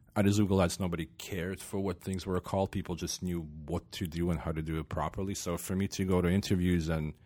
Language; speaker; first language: English; non-native, fluent; Ukrainian